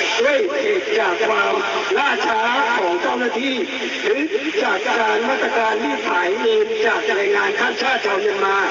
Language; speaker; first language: Thai; native; Thai